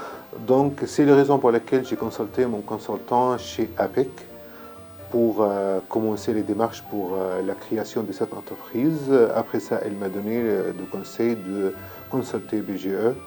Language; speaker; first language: French; non-native, learner; Arabic